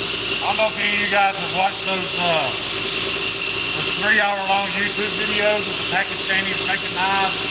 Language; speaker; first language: English; native; English